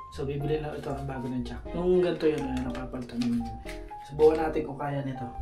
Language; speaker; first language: Filipino; non-native, local second language; Hiligaynon